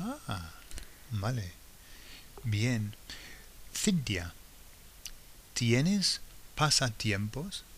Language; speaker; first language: Spanish; non-native, fluent; English